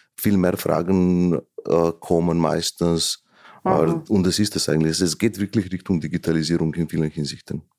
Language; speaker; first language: German; non-native, fluent; Slovenian